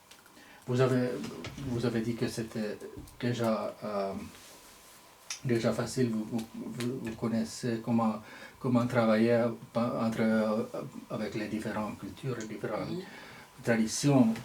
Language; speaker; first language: French; non-native, fluent; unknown